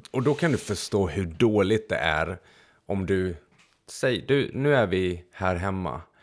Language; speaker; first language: Swedish; early bilingual, other home language; Hungarian